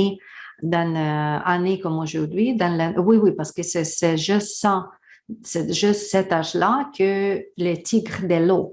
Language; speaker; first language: French; non-native, learner; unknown